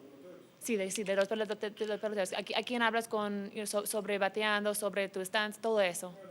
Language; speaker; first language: Spanish; early bilingual, heritage; English